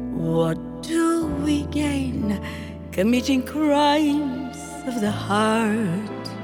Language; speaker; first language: English; early bilingual, other home language; Bulgarian